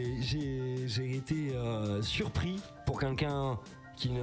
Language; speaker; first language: French; native; French